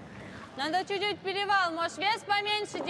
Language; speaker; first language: Russian; native; Russian